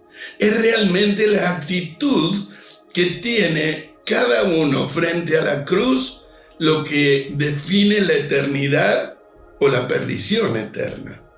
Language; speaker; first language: Spanish; native; Spanish